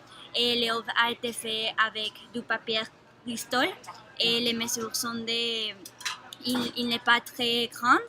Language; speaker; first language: French; non-native, learner; Spanish